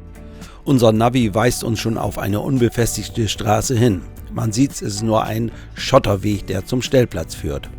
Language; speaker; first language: German; native; German